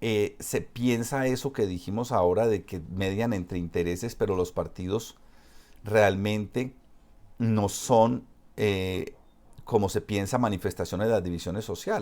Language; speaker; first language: Spanish; native; Spanish